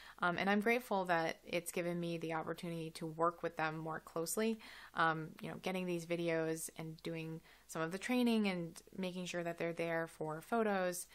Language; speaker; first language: English; native; English